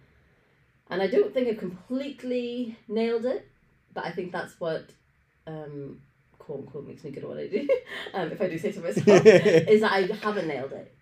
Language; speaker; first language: English; early bilingual, other home language; Arabic